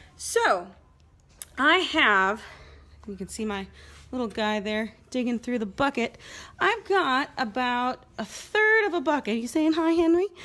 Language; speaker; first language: English; native; English